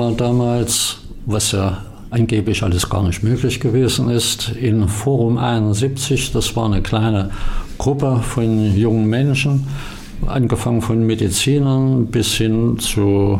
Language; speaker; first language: German; native; German